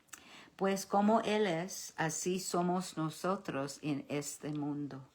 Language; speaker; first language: Spanish; early bilingual, heritage; Spanish